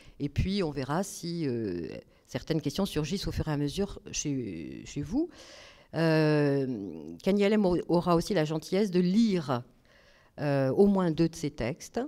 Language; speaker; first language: French; native; French